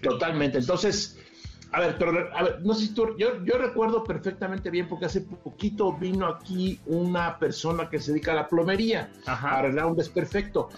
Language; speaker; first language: Spanish; native; Spanish